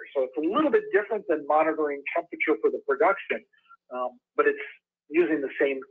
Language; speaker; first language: English; native; English